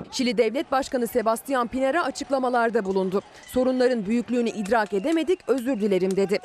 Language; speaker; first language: Turkish; native; Turkish